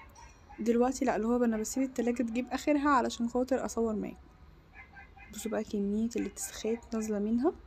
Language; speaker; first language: Arabic; native; Arabic